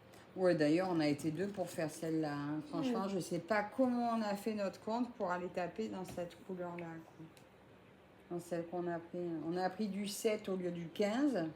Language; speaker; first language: French; native; French